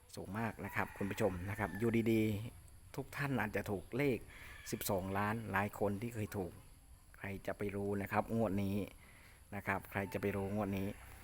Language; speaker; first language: Thai; native; Thai